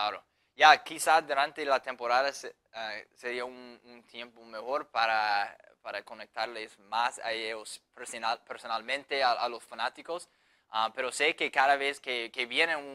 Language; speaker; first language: Spanish; non-native, fluent; English